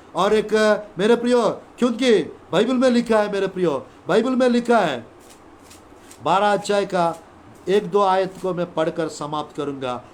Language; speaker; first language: Hindi; non-native, local second language; Telugu